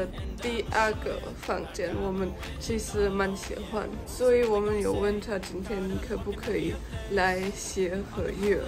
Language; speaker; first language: Chinese; early bilingual, heritage; German